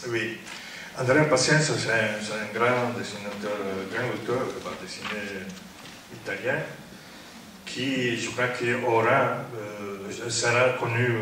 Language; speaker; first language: French; non-native, fluent; Italian